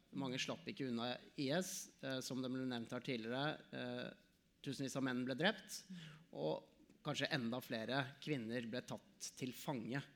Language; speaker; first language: Norwegian; native; Norwegian